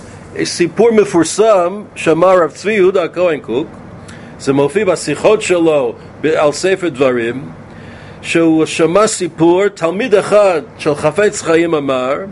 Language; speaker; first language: Hebrew; non-native, fluent; English